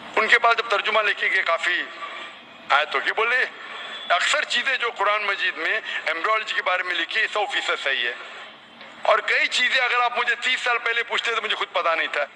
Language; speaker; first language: Hindi; non-native, local second language; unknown